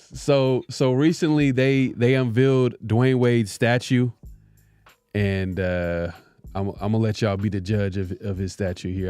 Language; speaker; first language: English; native; English